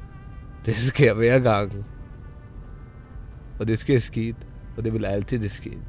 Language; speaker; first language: Danish; non-native, fluent; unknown